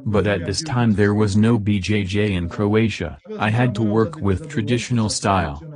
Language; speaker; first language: English; non-native, fluent; Croatian